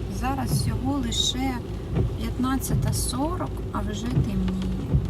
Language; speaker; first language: Ukrainian; non-native, local second language; Russian